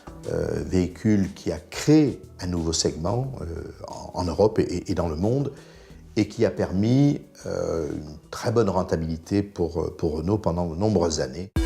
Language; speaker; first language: French; native; French